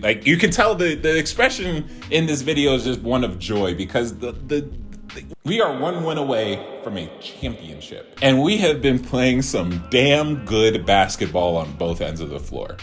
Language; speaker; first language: English; native; English